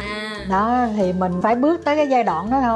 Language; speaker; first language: Vietnamese; native; Vietnamese